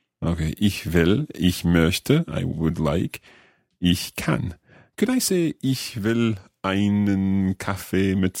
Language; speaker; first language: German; non-native, learner; English